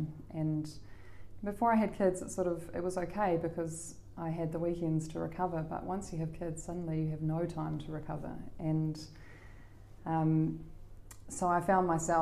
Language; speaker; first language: English; native; English